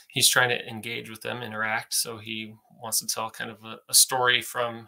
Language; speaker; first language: English; native; English